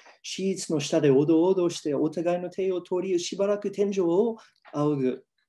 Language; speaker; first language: Japanese; non-native, fluent; English